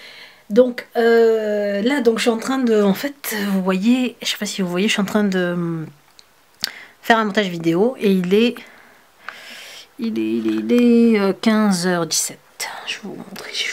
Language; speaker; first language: French; native; French